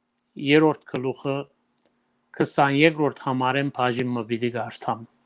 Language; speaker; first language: Armenian; early bilingual, heritage; Armenian